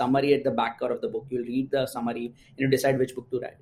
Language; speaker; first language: English; non-native, local second language; Gujarati